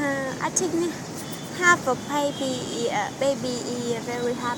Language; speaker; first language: English; non-native, learner; Vietnamese